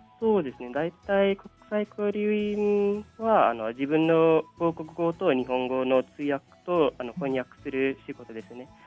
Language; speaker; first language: Japanese; non-native, fluent; English